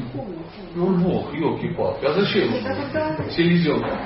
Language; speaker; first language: Russian; native; Russian